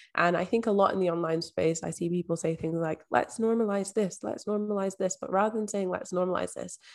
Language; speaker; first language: English; native; English